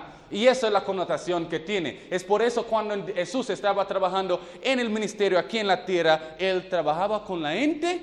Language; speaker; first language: Spanish; non-native, fluent; English